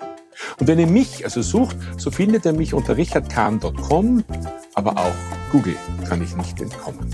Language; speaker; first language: German; native; German